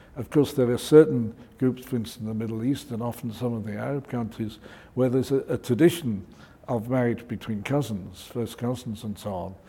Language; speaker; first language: English; native; English